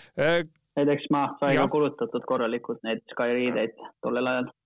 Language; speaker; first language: Estonian; non-native, fluent; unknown